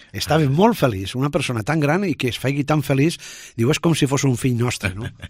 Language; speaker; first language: Catalan; native; Catalan